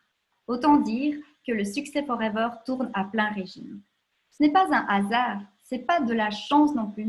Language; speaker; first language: French; native; French